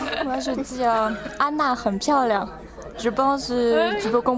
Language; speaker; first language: French; non-native, fluent; Chinese